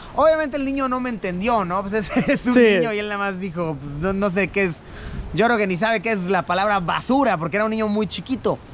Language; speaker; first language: Spanish; native; Spanish